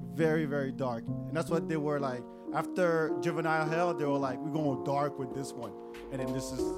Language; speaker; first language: English; non-native, fluent; French